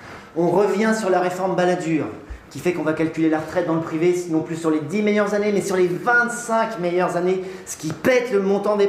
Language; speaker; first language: French; native; French